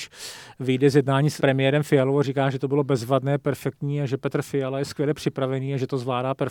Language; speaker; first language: Czech; native; Czech